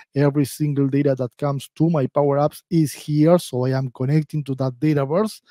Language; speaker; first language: English; non-native, fluent; Spanish